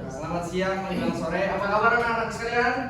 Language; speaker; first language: Indonesian; native; Indonesian